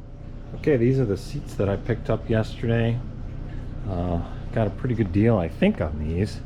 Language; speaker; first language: English; native; English